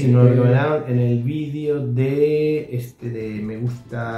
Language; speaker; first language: Spanish; native; Spanish